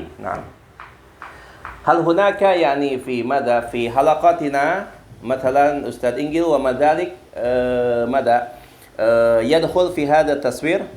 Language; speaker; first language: Arabic; non-native, fluent; Indonesian